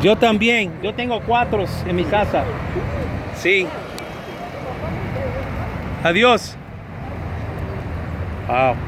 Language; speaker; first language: Spanish; non-native, learner; English